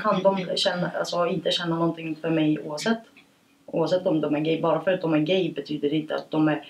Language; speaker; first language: Swedish; early bilingual, other home language; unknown